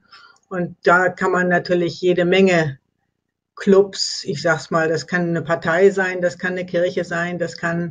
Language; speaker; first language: German; native; German